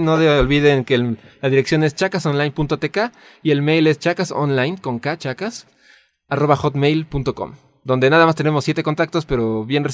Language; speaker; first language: Spanish; native; Spanish